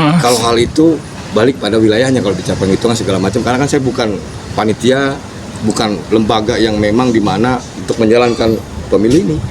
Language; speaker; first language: Indonesian; native; Indonesian